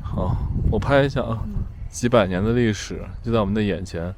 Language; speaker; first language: Chinese; native; Chinese